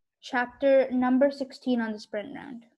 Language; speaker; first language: English; native; English